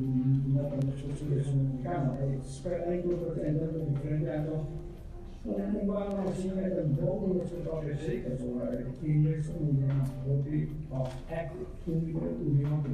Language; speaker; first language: Spanish; non-native, learner; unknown